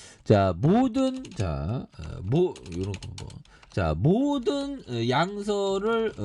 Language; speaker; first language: Korean; native; Korean